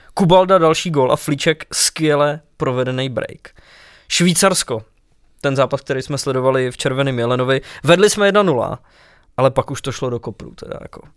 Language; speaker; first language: Czech; native; Czech